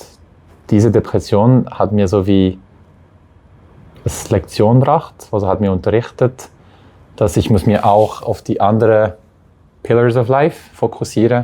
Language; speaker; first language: German; non-native, local second language; French